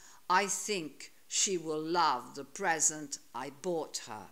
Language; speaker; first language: English; non-native, fluent; Italian